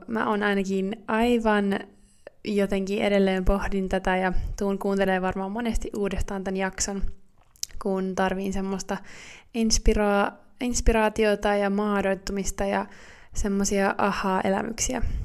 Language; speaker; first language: Finnish; native; Finnish